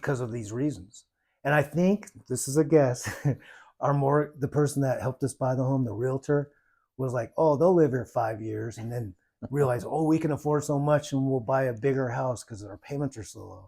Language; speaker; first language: English; native; English